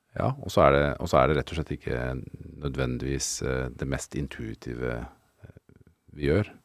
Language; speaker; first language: Norwegian; native; Norwegian